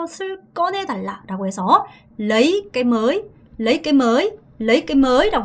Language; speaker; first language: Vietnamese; non-native, fluent; Korean